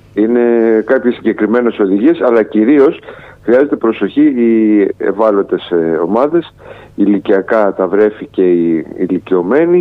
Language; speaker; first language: Greek; native; Greek